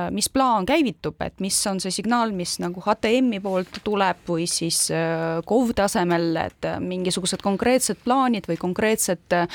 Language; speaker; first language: Estonian; non-native, local second language; Russian